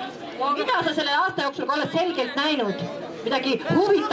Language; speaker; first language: Estonian; native; Estonian